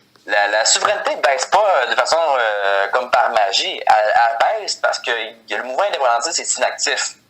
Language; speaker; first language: French; native; French